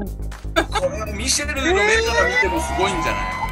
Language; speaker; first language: Japanese; native; Japanese